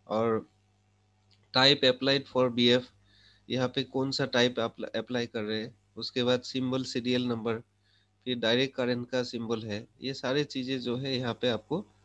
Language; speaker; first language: Hindi; non-native, local second language; Assamese